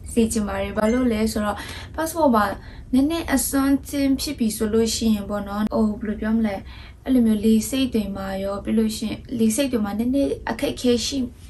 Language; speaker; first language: Burmese; non-native, local second language; Kachin